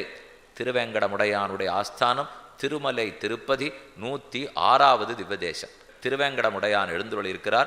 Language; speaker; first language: Tamil; native; Tamil